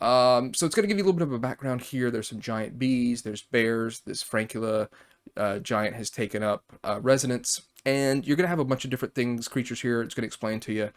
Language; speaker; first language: English; native; English